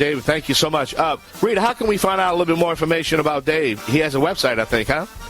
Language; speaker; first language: English; native; English